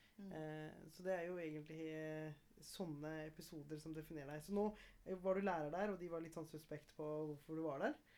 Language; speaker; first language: Norwegian; early bilingual, other home language; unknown